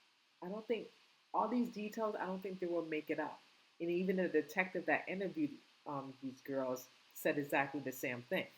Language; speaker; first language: English; native; English